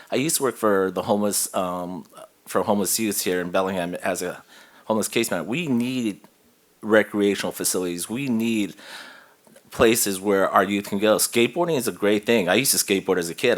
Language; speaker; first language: English; native; English